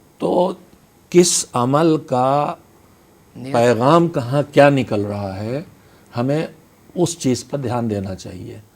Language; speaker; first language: Urdu; native; Urdu